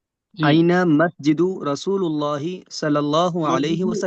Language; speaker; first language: Arabic; non-native, learner; Urdu